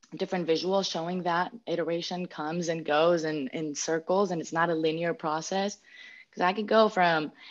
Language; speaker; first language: English; non-native, fluent; Greek